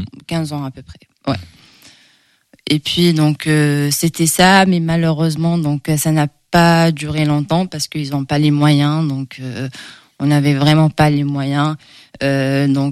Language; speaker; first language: French; non-native, local second language; Arabic